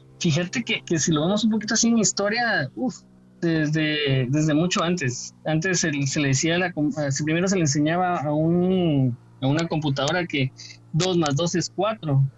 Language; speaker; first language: Spanish; native; Spanish